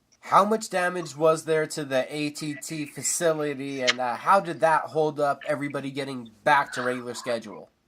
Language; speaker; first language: English; native; English